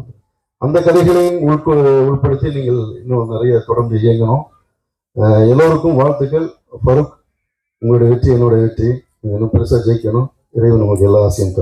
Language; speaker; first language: Tamil; native; Tamil